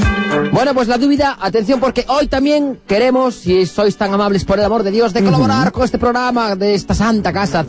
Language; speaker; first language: Spanish; native; Spanish